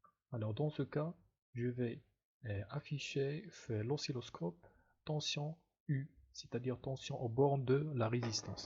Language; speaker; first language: French; non-native, local second language; Arabic